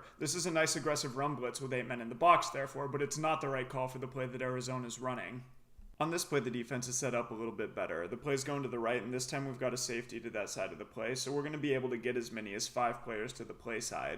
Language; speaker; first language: English; native; English